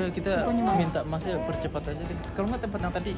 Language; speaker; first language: Indonesian; native; Indonesian